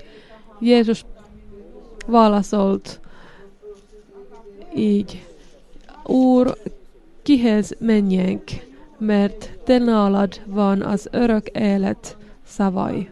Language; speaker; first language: Hungarian; non-native, learner; Finnish